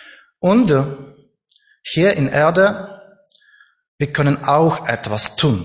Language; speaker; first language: German; non-native, learner; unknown